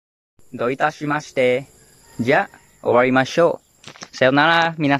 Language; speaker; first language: Japanese; non-native, learner; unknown